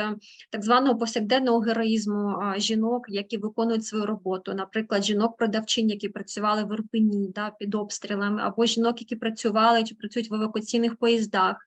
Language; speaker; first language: Ukrainian; native; Ukrainian